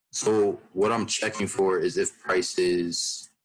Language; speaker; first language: English; native; English